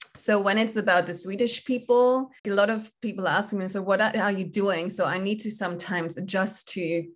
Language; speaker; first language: English; non-native, fluent; German